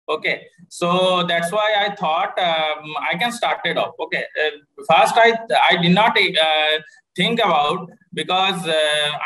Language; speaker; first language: English; non-native, local second language; Bangla